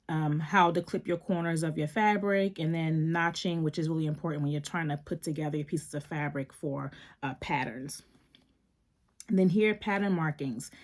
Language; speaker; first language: English; native; English